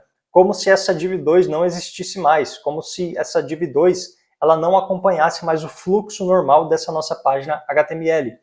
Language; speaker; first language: Portuguese; native; Portuguese